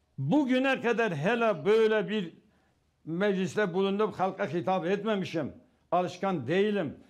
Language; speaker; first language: Turkish; non-native, local second language; Kurdish